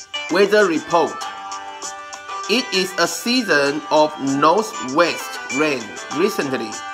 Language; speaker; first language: English; non-native, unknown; Hakka Chinese